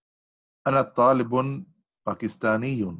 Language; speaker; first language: Arabic; non-native, learner; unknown